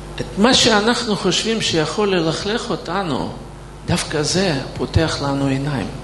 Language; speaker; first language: Hebrew; non-native, fluent; Russian